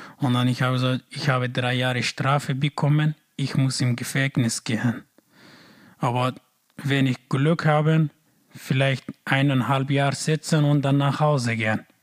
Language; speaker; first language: German; non-native, learner; Persian